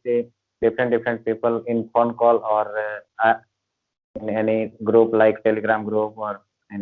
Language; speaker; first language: English; non-native, learner; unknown